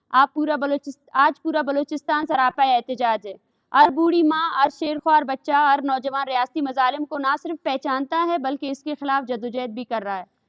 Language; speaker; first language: Urdu; non-native, local second language; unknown